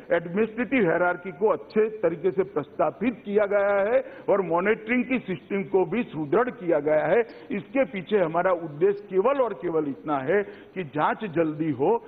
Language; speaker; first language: Hindi; non-native, local second language; Gujarati